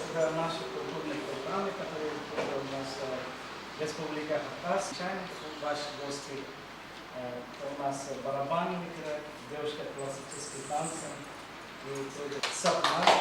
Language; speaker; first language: Russian; non-native, learner; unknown